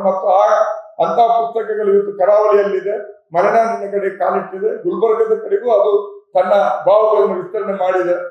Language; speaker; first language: Kannada; non-native, local second language; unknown